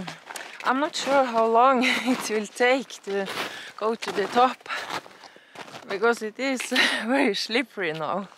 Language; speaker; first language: English; non-native, learner; Norwegian